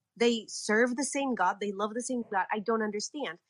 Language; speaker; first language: English; non-native, fluent; Spanish